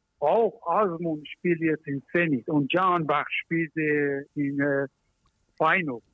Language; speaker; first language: German; non-native, learner; Persian